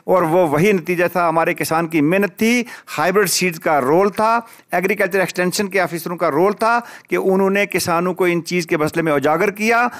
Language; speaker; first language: Urdu; non-native, local second language; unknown